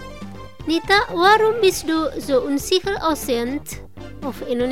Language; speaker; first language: German; non-native, fluent; Indonesian